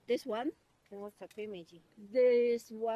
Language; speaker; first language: English; non-native, learner; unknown